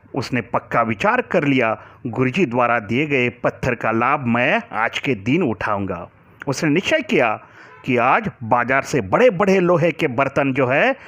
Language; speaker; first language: Hindi; non-native, local second language; Marathi